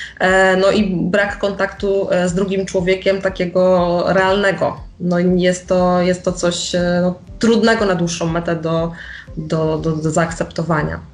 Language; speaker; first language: Polish; native; Polish